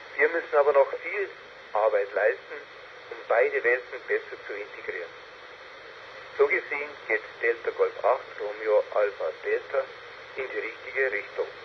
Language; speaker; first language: German; native; German